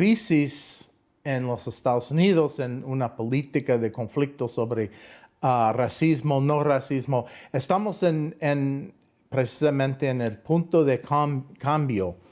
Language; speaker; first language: Spanish; non-native, fluent; English